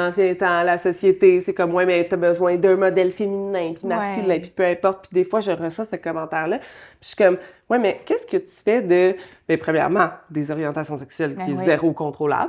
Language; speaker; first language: French; native; French